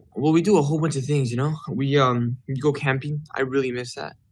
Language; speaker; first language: English; early bilingual, other home language; Spanish